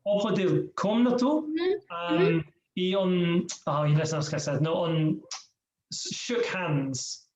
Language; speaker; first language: Russian; non-native, learner; English